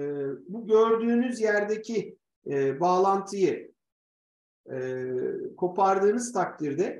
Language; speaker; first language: Turkish; native; Turkish